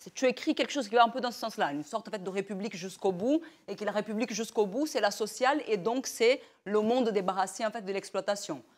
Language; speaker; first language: French; non-native, fluent; Portuguese